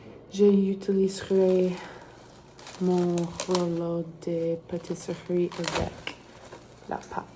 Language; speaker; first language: French; non-native, learner; English